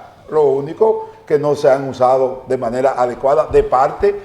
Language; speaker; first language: Spanish; native; Spanish